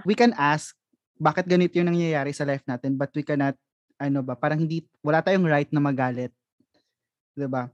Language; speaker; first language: Filipino; non-native, local second language; Hiligaynon